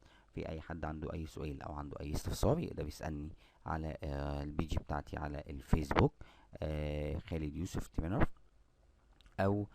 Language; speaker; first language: Arabic; native; Arabic